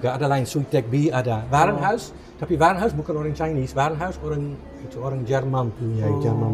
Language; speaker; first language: Indonesian; non-native, fluent; Dutch